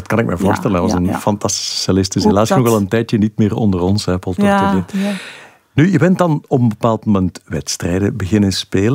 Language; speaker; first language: Dutch; native; Dutch